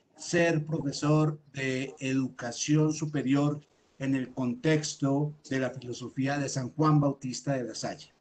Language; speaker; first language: Spanish; native; Spanish